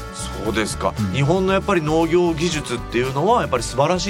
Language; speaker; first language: Japanese; native; Japanese